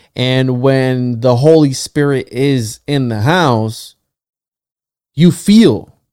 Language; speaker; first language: English; non-native, fluent; Spanish